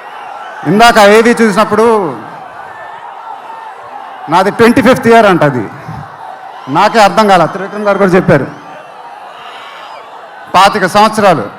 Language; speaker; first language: Telugu; native; Telugu